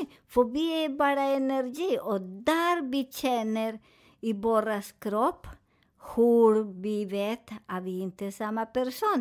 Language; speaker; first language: Swedish; non-native, fluent; Spanish